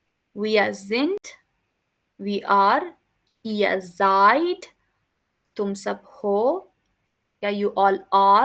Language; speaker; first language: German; non-native, learner; Hindi